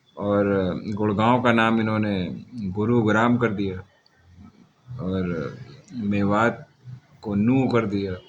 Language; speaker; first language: Hindi; native; Hindi